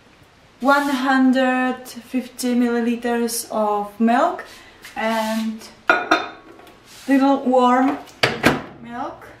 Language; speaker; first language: English; non-native, learner; Czech